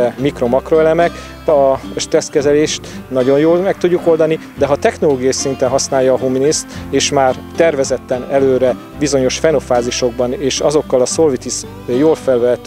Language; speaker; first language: Hungarian; native; Hungarian